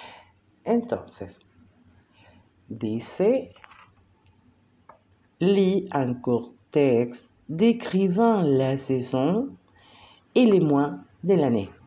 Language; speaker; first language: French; non-native, fluent; Spanish